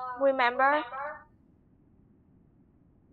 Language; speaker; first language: English; non-native, learner; Vietnamese